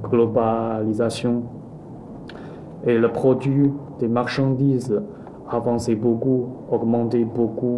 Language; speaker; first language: French; non-native, learner; Chinese